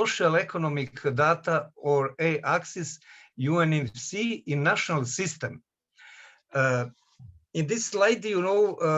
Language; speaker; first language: English; non-native, learner; Serbian